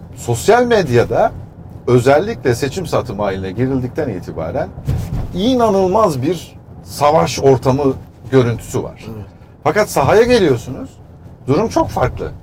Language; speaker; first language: Turkish; native; Turkish